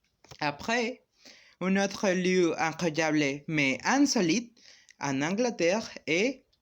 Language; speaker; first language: French; non-native, learner; Spanish